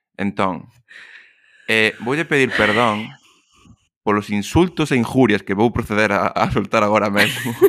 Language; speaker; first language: Galician; non-native, local second language; Spanish